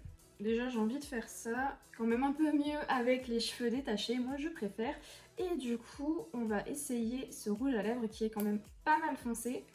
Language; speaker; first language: French; native; French